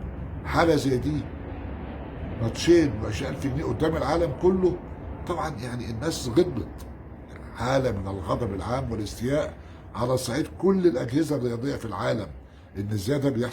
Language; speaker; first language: Arabic; native; Arabic